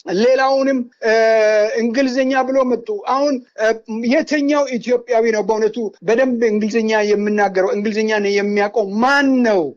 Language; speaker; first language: Amharic; non-native, local second language; Wolaytta